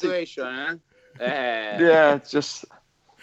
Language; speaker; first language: English; non-native, learner; Italian